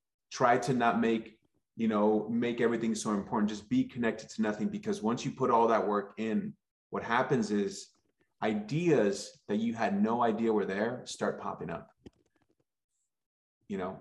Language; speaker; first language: English; early bilingual, other home language; Spanish